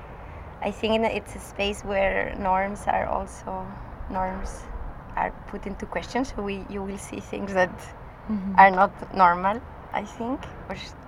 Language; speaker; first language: English; non-native, fluent; Spanish